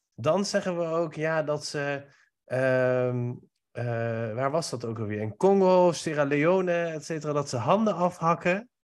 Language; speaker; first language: Dutch; early bilingual, other home language; Persian